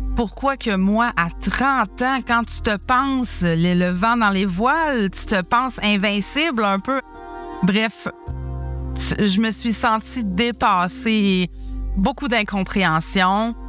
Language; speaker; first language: French; native; French